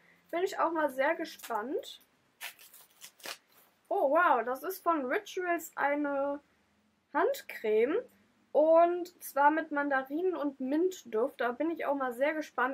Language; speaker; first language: German; native; German